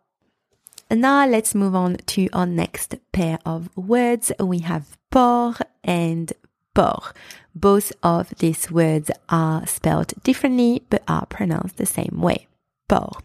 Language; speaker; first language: English; non-native, fluent; French